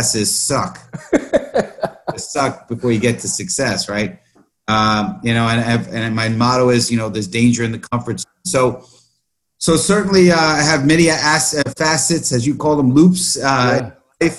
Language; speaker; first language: English; native; English